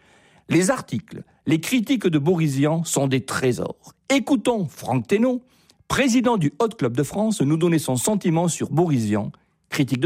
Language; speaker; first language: French; native; French